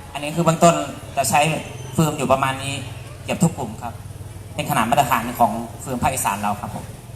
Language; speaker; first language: Thai; native; Thai